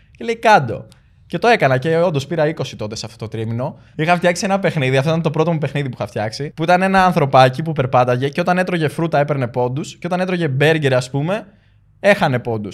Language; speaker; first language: Greek; early bilingual, other home language; Albanian